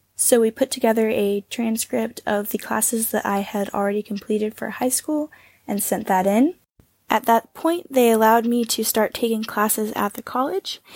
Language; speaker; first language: English; native; English